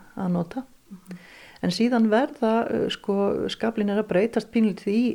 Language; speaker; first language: Icelandic; native; Icelandic